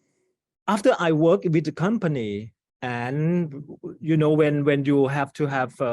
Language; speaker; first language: English; non-native, fluent; Thai